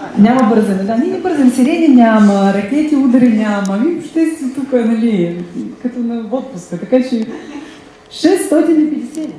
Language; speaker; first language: Bulgarian; early bilingual, heritage; Bulgarian